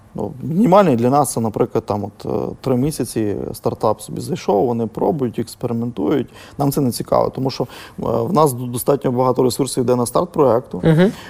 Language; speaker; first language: Ukrainian; native; Ukrainian